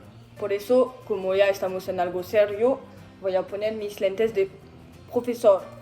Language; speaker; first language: Spanish; non-native, learner; French